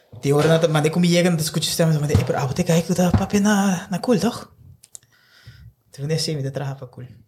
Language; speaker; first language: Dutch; non-native, local second language; Papiamento